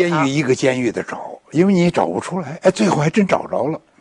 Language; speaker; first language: Chinese; native; Chinese